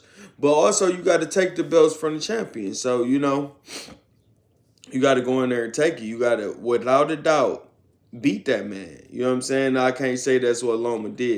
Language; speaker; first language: English; native; English